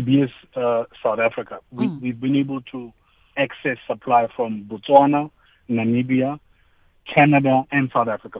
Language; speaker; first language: English; non-native, local second language; Tswana